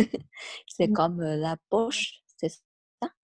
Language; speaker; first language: French; non-native, learner; Vietnamese